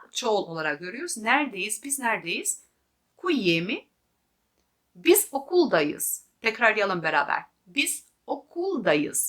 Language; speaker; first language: Turkish; non-native, fluent; Albanian